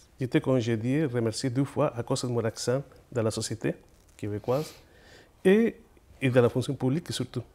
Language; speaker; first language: French; non-native, fluent; Spanish